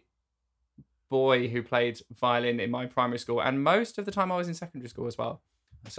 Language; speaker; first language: English; native; English